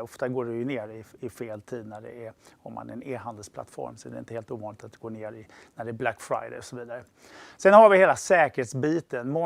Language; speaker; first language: Swedish; native; Swedish